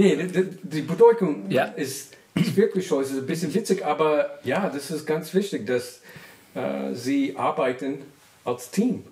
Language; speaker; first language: German; non-native, learner; English